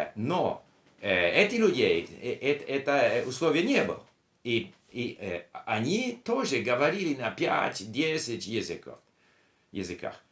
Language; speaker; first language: Russian; non-native, learner; English